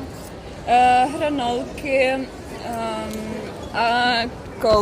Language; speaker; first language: Czech; non-native, learner; Ukrainian